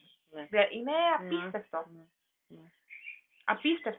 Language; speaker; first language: Greek; non-native, learner; German